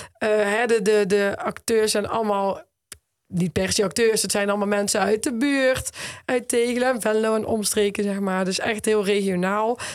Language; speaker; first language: Dutch; native; Dutch